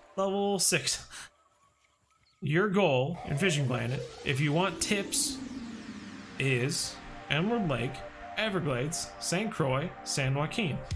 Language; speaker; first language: English; native; English